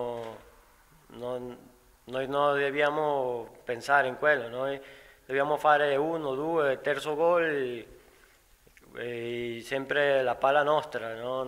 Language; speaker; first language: Italian; non-native, learner; Spanish